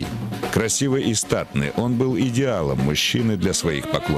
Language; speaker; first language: Russian; native; Russian